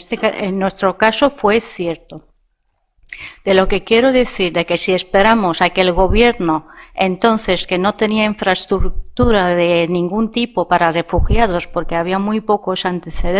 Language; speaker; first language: Spanish; non-native, fluent; Persian